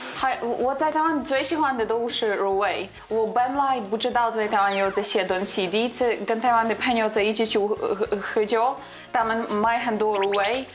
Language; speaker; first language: Chinese; non-native, fluent; Ukrainian